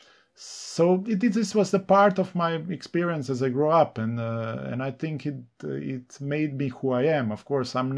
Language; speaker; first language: English; non-native, fluent; Serbian